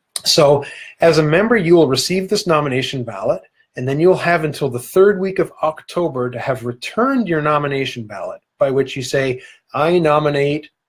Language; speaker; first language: English; native; English